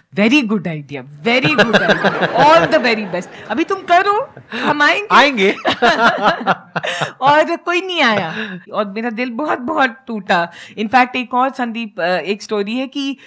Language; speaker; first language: Hindi; native; Hindi